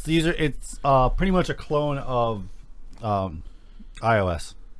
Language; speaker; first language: English; native; English